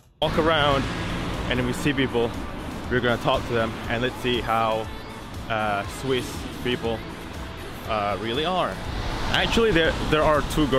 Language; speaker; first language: English; non-native, fluent; Indonesian